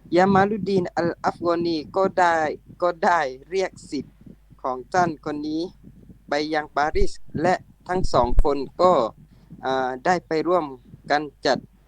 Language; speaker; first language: Thai; non-native, local second language; Pattani Malay